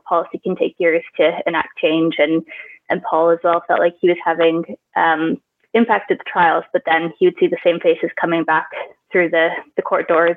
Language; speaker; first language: English; native; English